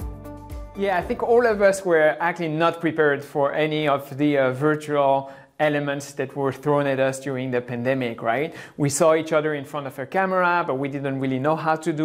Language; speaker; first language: English; non-native, fluent; French